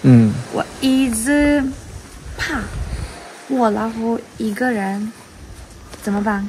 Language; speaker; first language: Chinese; non-native, learner; Ukrainian